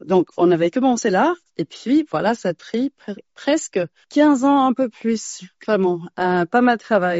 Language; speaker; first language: French; non-native, fluent; English